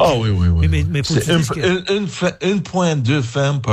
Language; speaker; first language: French; non-native, fluent; English